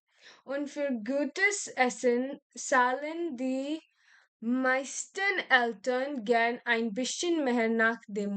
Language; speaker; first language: German; non-native, learner; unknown